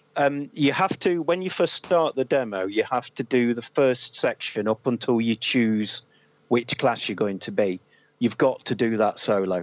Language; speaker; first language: English; native; English